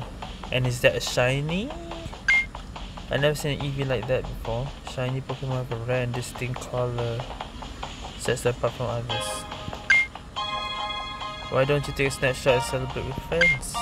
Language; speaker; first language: English; non-native, local second language; Malay